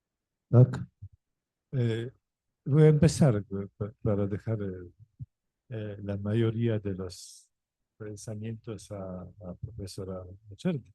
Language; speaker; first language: Spanish; non-native, fluent; Polish